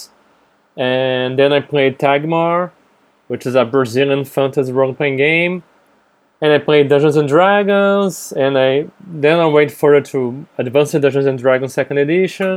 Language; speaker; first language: English; non-native, fluent; Portuguese